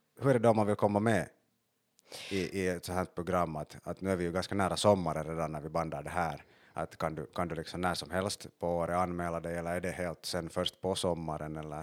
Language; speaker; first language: Swedish; native; Swedish